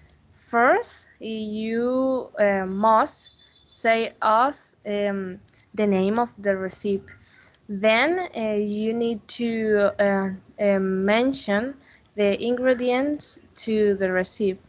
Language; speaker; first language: English; non-native, learner; Spanish